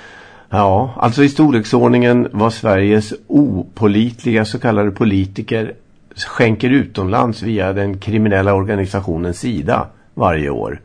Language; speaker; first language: Swedish; native; Swedish